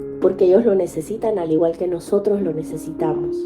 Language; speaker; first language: Spanish; native; Spanish